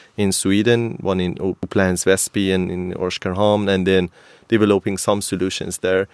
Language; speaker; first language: English; non-native, fluent; Persian